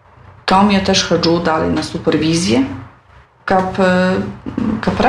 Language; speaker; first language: Polish; non-native, local second language; Ukrainian